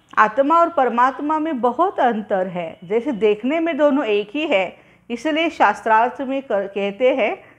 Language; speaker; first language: Hindi; non-native, local second language; Marathi